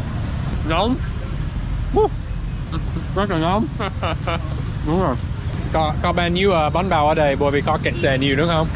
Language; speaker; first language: Vietnamese; non-native, learner; English